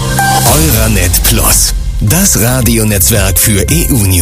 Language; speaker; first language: German; native; German